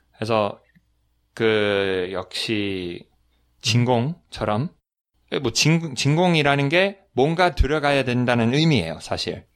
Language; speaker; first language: Korean; non-native, fluent; English